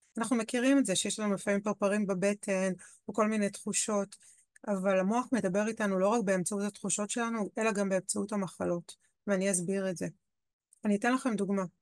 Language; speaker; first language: Hebrew; native; Hebrew